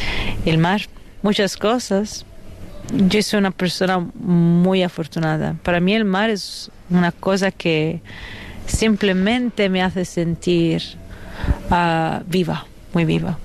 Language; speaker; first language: Spanish; non-native, fluent; Italian